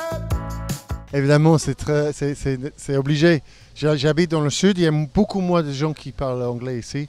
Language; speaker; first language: French; non-native, fluent; English